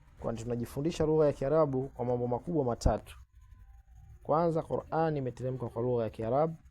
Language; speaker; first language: Swahili; native; Swahili